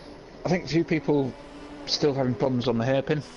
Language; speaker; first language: English; native; English